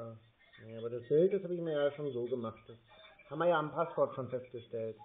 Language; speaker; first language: German; native; German